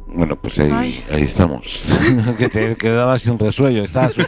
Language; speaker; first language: Spanish; native; Spanish